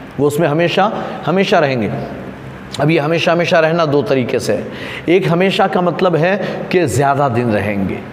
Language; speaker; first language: Urdu; non-native, local second language; Gujarati